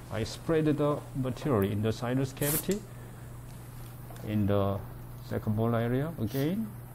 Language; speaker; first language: English; non-native, fluent; Korean